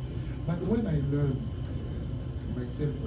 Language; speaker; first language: English; non-native, learner; French